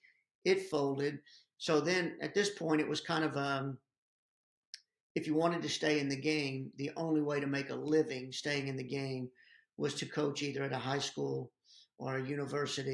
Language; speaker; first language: English; native; English